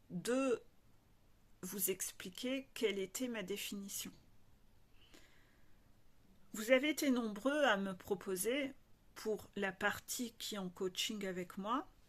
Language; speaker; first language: French; native; French